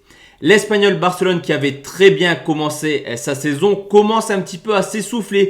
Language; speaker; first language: French; native; French